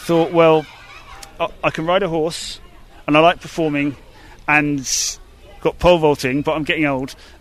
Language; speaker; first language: English; native; English